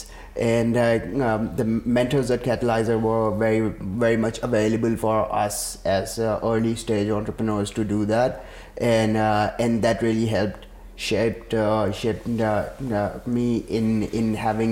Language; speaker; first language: English; non-native, local second language; Urdu